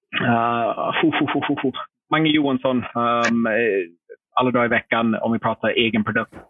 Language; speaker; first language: Swedish; non-native, fluent; English